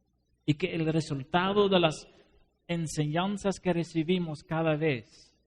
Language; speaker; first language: Spanish; non-native, fluent; Dutch